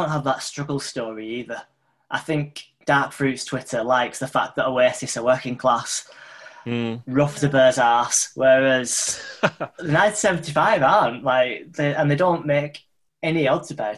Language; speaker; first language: English; native; English